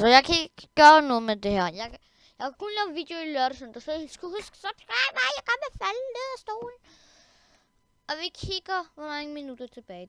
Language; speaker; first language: Danish; early bilingual, other home language; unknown